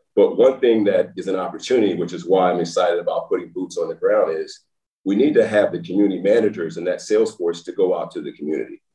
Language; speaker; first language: English; native; English